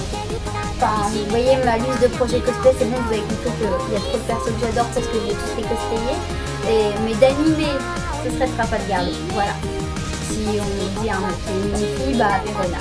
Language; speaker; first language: French; native; French